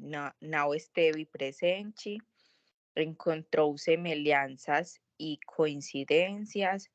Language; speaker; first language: Portuguese; non-native, learner; Spanish